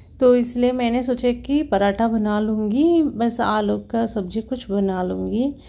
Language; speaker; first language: Hindi; non-native, local second language; Telugu